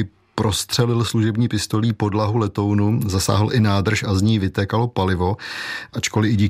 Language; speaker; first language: Czech; native; Czech